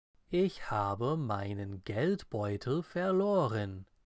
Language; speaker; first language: German; non-native, fluent; English